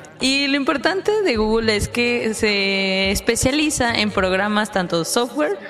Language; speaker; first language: Spanish; native; Spanish